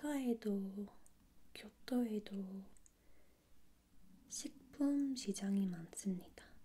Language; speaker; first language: Korean; non-native, fluent; English